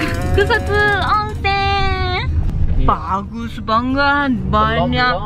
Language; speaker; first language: Indonesian; non-native, learner; Japanese